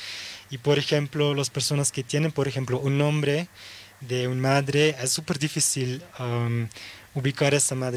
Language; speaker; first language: Spanish; early bilingual, heritage; Dutch